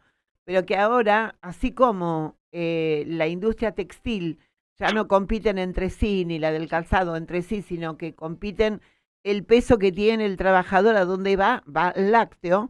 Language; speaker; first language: Spanish; native; Spanish